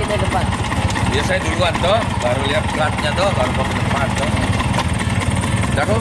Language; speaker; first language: Indonesian; native; Indonesian